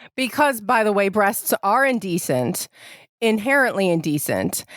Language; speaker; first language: English; native; English